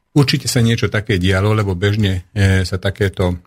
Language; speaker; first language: Slovak; non-native, local second language; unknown